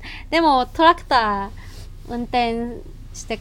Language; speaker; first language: Japanese; non-native, fluent; Cantonese